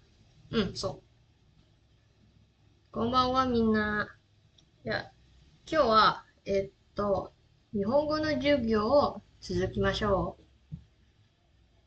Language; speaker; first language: Japanese; non-native, learner; Indonesian